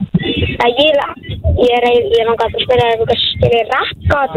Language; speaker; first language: Icelandic; non-native, learner; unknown